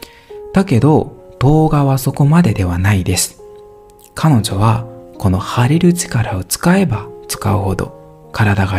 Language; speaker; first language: Japanese; non-native, learner; Burmese